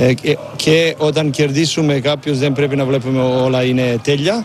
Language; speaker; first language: Greek; non-native, learner; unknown